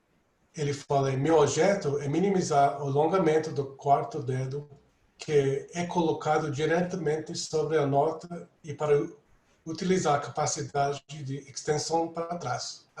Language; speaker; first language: Portuguese; non-native, fluent; English